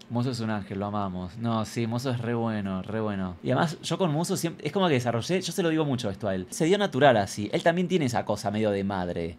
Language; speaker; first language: Spanish; native; Spanish